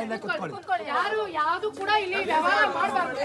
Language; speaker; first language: Kannada; native; Kannada